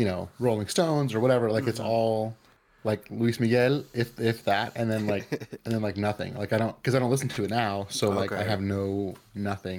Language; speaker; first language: English; early bilingual, other home language; Spanish